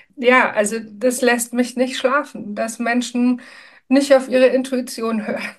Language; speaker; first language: German; native; German